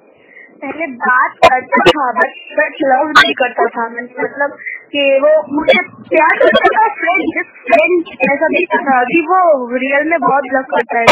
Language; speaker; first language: Hindi; non-native, local second language; Bangla